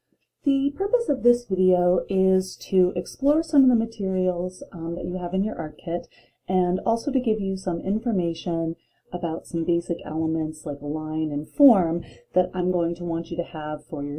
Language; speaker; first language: English; native; English